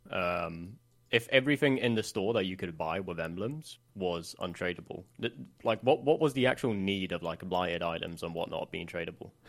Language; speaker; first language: English; non-native, fluent; Swedish